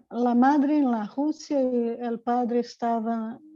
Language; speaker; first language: Spanish; non-native, learner; Portuguese